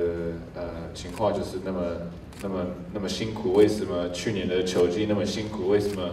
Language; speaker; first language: Chinese; early bilingual, heritage; English